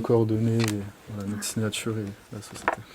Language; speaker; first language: French; native; French